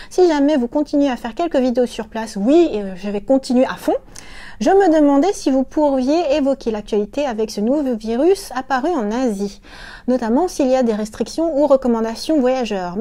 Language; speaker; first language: French; native; French